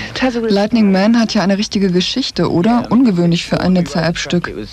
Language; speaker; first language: German; native; German